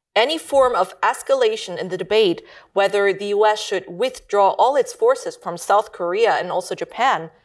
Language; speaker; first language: English; early bilingual, heritage; German